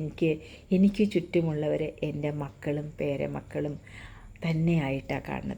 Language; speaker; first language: Malayalam; native; Malayalam